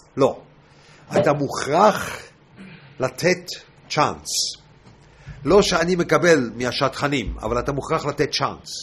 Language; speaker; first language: Hebrew; non-native, fluent; English